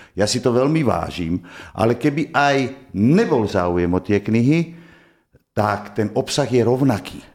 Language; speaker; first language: Slovak; native; Slovak